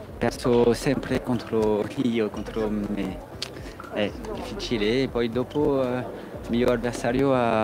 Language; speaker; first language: Italian; non-native, learner; French